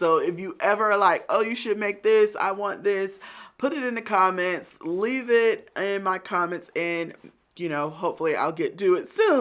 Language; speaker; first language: English; native; English